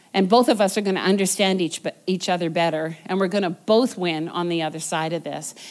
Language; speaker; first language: English; native; English